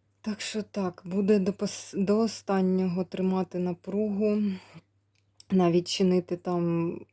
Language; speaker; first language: Ukrainian; native; Ukrainian